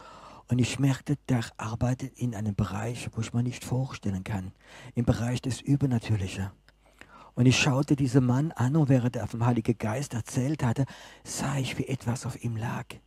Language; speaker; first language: German; non-native, fluent; French